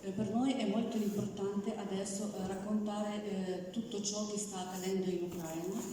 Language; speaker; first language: Italian; non-native, learner; Ukrainian